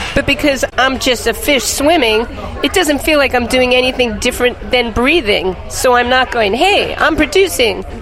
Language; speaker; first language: English; native; English